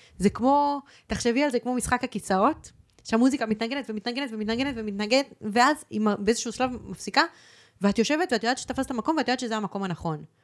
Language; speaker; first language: Hebrew; early bilingual, other home language; Spanish